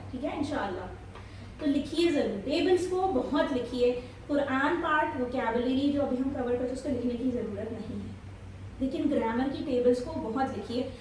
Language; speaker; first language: Urdu; native; Urdu